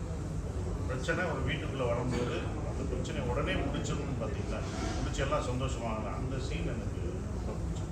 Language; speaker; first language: Tamil; native; Tamil